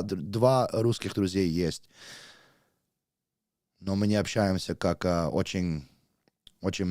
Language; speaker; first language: Russian; non-native, learner; English